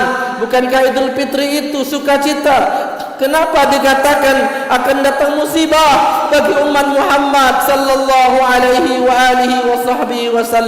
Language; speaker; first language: Indonesian; native; Indonesian